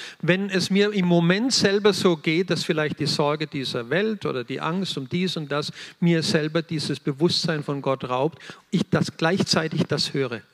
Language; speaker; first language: German; native; German